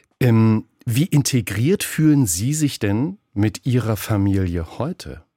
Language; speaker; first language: German; native; German